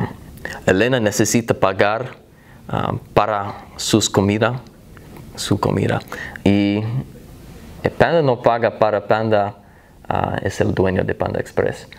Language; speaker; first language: Spanish; non-native, learner; English